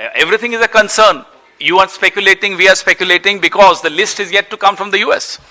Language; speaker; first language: English; non-native, local second language; Hindi